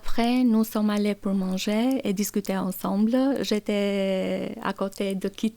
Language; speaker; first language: French; non-native, learner; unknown